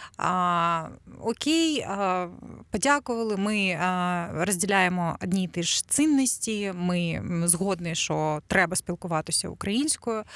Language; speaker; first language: Ukrainian; non-native, local second language; Russian